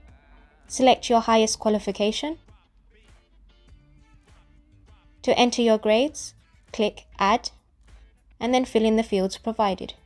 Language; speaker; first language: English; native; English